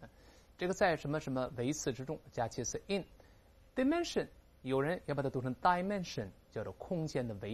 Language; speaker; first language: Chinese; native; Chinese